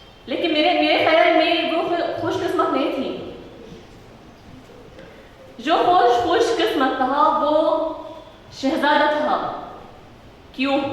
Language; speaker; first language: Hindi; non-native, fluent; Arabic